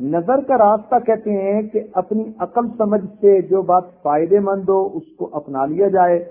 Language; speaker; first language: Urdu; native; Urdu